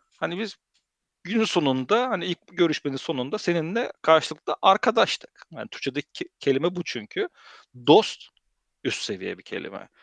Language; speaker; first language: Turkish; early bilingual, heritage; Turkish